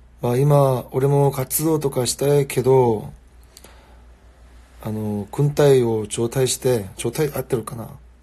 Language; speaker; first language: Japanese; non-native, fluent; Korean